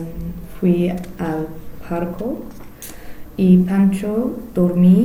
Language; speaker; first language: Spanish; non-native, learner; English